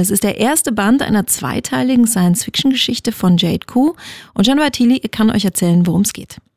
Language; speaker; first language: German; native; German